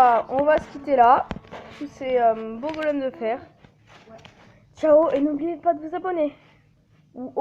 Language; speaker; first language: French; native; French